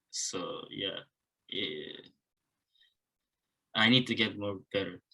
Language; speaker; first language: English; non-native, learner; Japanese